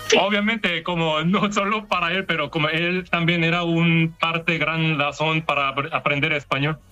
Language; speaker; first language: Spanish; non-native, learner; Korean